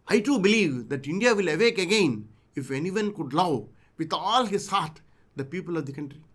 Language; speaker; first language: English; non-native, local second language; Telugu